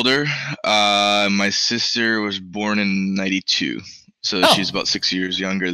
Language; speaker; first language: English; early bilingual, other home language; Spanish